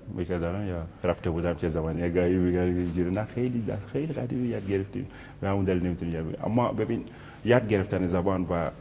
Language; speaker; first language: Persian; non-native, fluent; Wolof